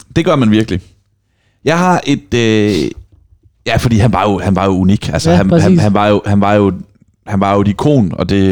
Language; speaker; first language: Danish; native; Danish